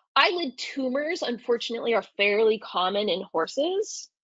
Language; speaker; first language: English; native; English